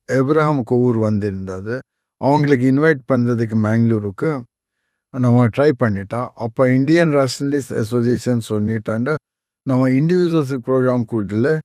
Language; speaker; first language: Tamil; non-native, fluent; Konkani